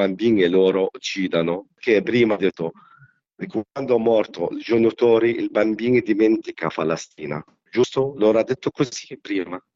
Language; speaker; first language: Italian; non-native, learner; Arabic